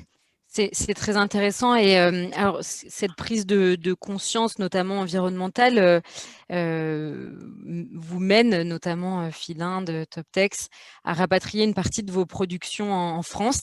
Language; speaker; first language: French; native; French